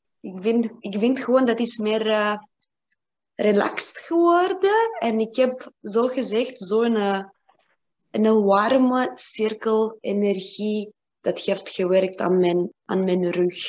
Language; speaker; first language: Dutch; non-native, learner; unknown